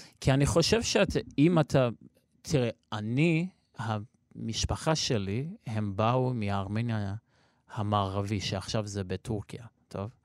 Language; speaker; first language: Hebrew; non-native, local second language; Armenian